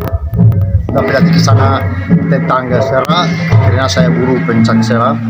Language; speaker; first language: Indonesian; non-native, learner; Italian